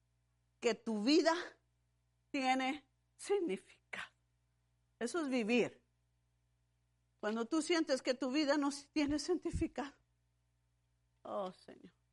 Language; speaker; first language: Spanish; early bilingual, heritage; Spanish